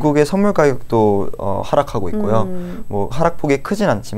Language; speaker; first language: Korean; native; Korean